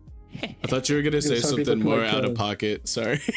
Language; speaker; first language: English; native; English